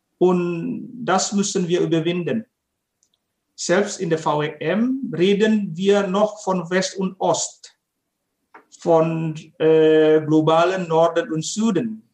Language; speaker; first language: German; non-native, fluent; Indonesian